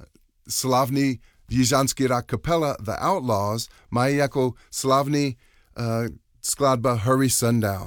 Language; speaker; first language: Czech; non-native, learner; English